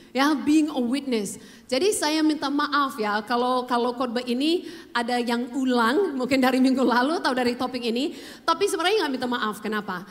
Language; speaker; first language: Indonesian; non-native, fluent; English